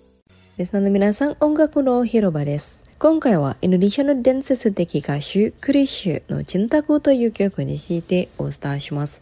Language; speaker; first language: Japanese; non-native, fluent; Indonesian